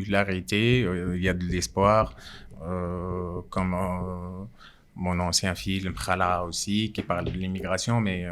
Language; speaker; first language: French; non-native, local second language; Arabic